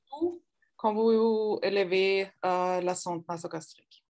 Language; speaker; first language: French; non-native, fluent; German